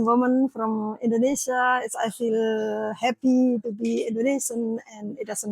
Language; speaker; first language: English; non-native, learner; Indonesian